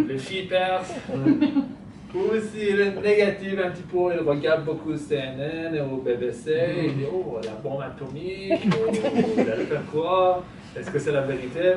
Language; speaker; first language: French; non-native, fluent; Persian